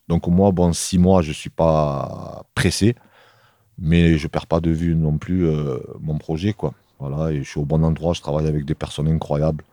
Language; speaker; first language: French; native; French